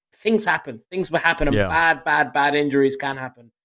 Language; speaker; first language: English; native; English